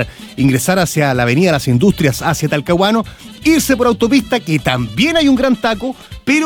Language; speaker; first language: Spanish; native; Spanish